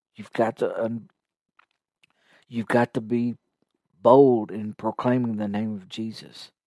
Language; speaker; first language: English; native; English